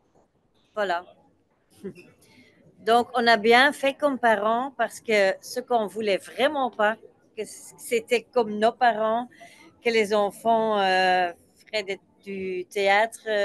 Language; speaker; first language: French; non-native, local second language; Dutch